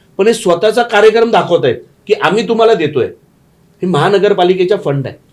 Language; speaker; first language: Marathi; non-native, local second language; Gujarati